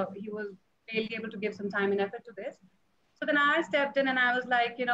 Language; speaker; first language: English; non-native, local second language; Punjabi